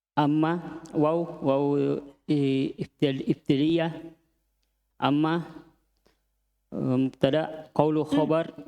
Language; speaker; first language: Arabic; non-native, learner; Indonesian